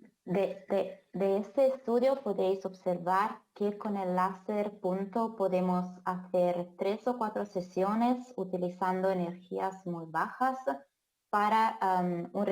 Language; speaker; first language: Spanish; non-native, fluent; Italian